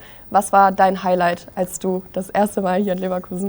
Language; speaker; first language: German; native; German